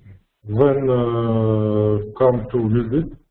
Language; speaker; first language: English; non-native, learner; Russian